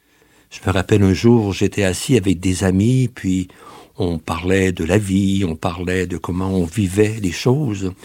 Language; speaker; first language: French; native; French